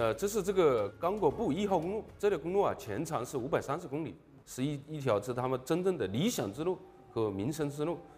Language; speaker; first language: Chinese; native; Chinese